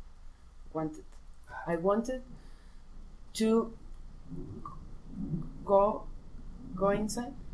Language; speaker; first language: English; non-native, learner; Spanish